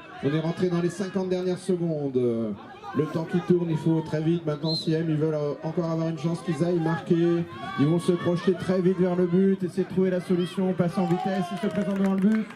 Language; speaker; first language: French; native; French